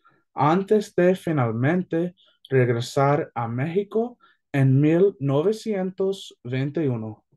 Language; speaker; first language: Spanish; non-native, learner; English